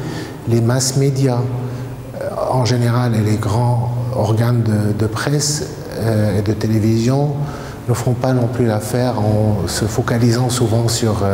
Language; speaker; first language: French; non-native, fluent; Arabic